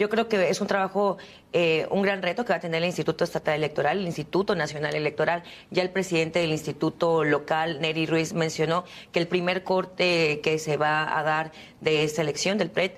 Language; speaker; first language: Spanish; native; Spanish